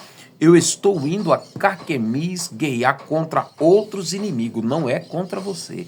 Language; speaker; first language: Portuguese; native; Portuguese